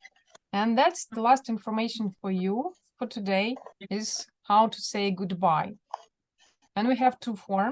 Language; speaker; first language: English; non-native, fluent; Russian